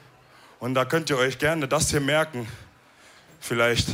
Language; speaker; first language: German; early bilingual, other home language; Wolof